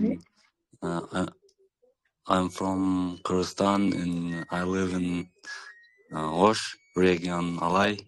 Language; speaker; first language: English; non-native, learner; Kyrgyz